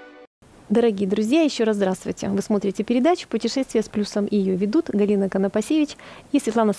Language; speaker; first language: Russian; native; Russian